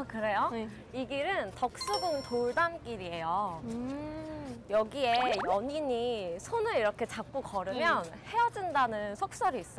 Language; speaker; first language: Korean; native; Korean